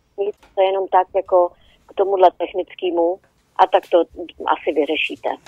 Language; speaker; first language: Czech; native; Czech